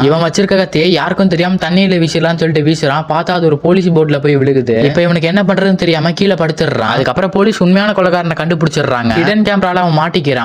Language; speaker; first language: Tamil; native; Tamil